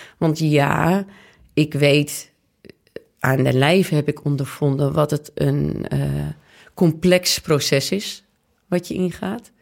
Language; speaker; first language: Dutch; native; Dutch